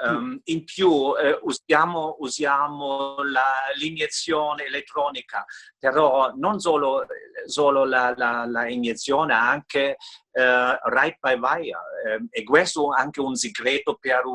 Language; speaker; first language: Italian; non-native, fluent; German